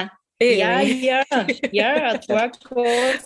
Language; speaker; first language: English; non-native, fluent; Japanese